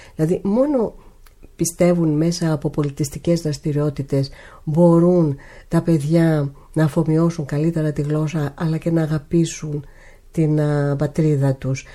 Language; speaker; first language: Greek; native; Greek